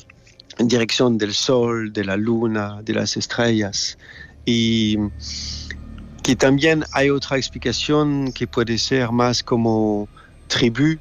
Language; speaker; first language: Spanish; non-native, fluent; French